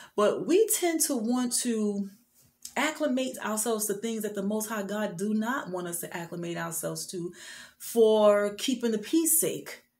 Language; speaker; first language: English; native; English